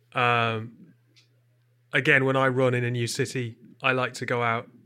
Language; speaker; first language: English; native; English